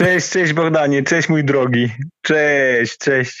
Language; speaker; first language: Polish; non-native, fluent; Ukrainian